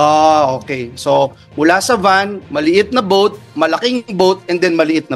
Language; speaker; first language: Filipino; native; Filipino